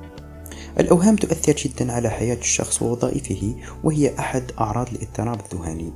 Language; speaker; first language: Arabic; native; Arabic